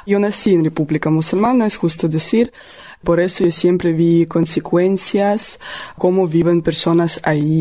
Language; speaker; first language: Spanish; non-native, learner; Russian